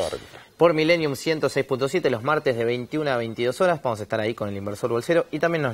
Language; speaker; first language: Spanish; native; Spanish